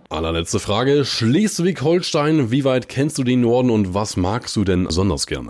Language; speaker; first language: German; native; German